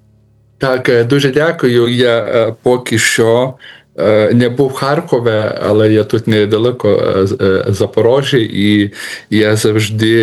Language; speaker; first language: Ukrainian; non-native, learner; Lithuanian